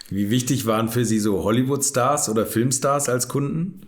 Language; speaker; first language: German; native; German